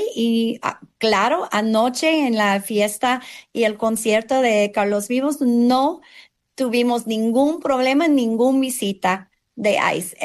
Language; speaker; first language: Spanish; non-native, fluent; English